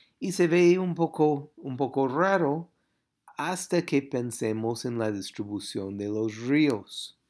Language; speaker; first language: Spanish; non-native, fluent; English